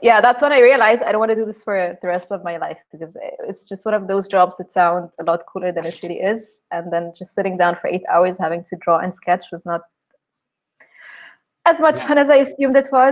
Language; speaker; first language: English; non-native, fluent; Arabic